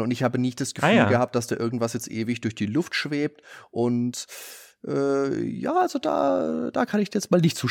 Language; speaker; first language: German; native; German